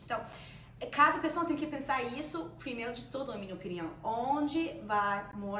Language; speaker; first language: Portuguese; non-native, fluent; Spanish